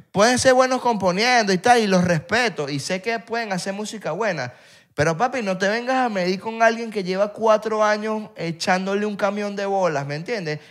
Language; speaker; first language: Spanish; native; Spanish